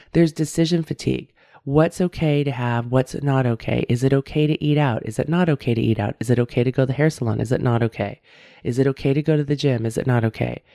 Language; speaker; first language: English; native; English